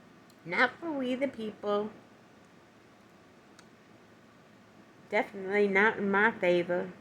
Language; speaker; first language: English; native; English